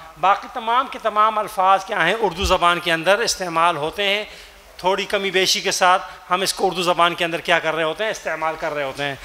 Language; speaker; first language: Urdu; native; Urdu